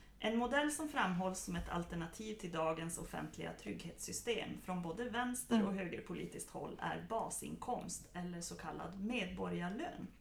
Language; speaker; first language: Swedish; native; Swedish